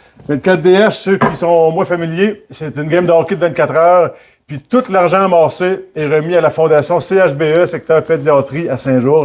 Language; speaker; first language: French; native; French